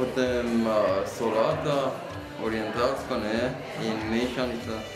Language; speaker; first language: Slovenian; non-native, learner; Persian